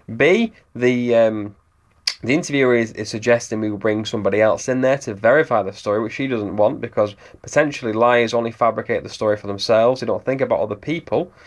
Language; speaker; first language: English; native; English